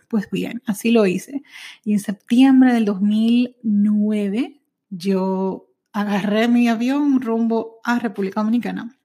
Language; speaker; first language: Spanish; early bilingual, heritage; Spanish